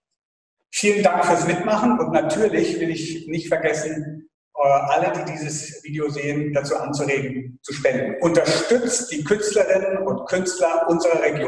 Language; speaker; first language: German; native; German